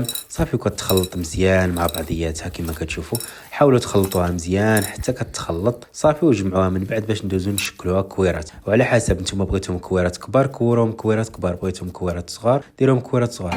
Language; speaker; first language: Arabic; native; Arabic